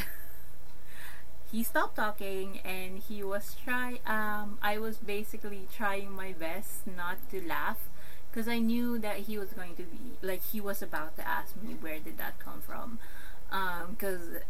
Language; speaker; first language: English; non-native, local second language; Filipino